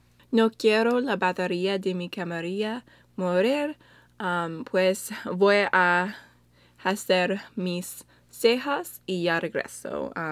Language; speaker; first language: Spanish; non-native, learner; English